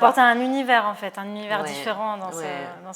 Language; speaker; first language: French; native; French